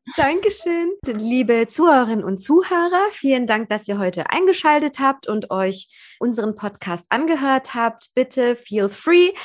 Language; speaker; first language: German; native; German